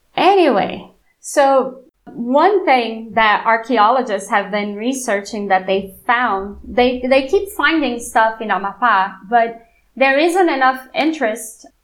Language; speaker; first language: English; non-native, fluent; Portuguese